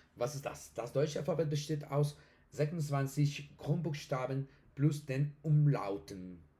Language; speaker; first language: German; non-native, learner; Spanish